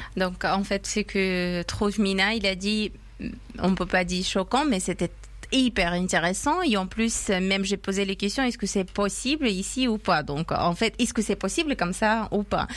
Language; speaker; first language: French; non-native, fluent; Persian